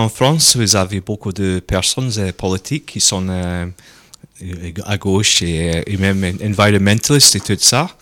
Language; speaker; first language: French; non-native, learner; English